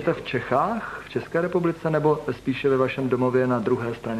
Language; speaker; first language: Czech; native; Czech